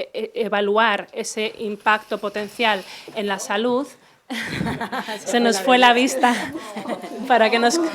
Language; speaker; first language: Spanish; native; Spanish